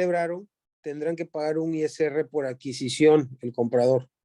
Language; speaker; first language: Spanish; native; Spanish